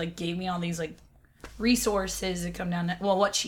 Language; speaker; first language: English; native; English